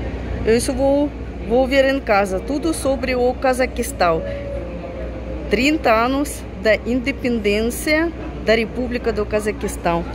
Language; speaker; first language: Portuguese; non-native, fluent; Russian